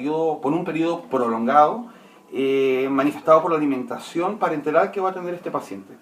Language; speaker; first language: Spanish; native; Spanish